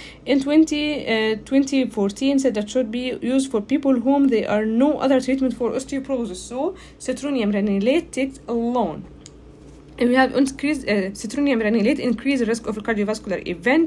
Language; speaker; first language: English; non-native, fluent; Arabic